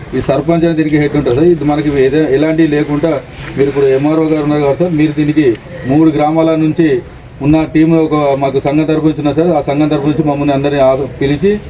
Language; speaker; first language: Telugu; native; Telugu